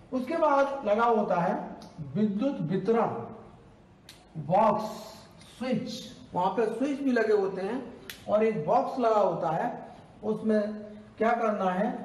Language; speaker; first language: Hindi; native; Hindi